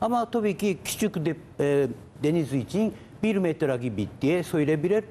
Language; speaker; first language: Turkish; non-native, learner; Japanese